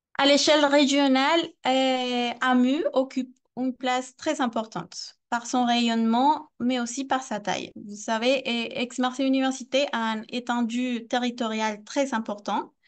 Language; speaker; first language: French; non-native, fluent; Spanish